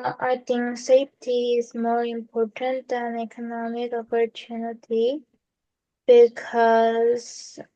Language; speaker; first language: English; non-native, learner; Korean